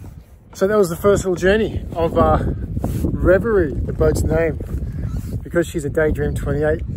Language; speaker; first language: English; native; English